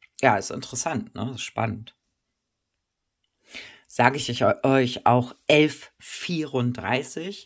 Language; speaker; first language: German; native; German